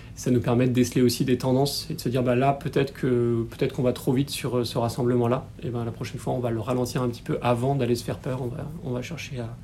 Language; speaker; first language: French; native; French